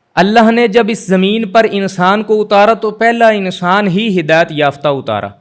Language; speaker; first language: Urdu; non-native, local second language; Punjabi